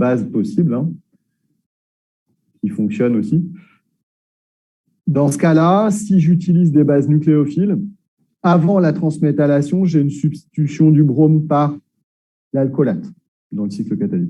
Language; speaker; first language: French; native; French